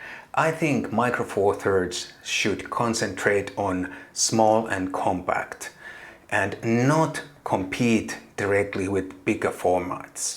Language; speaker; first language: English; non-native, fluent; Finnish